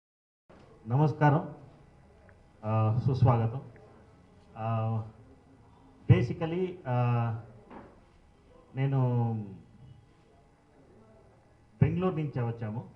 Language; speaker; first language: Telugu; non-native, learner; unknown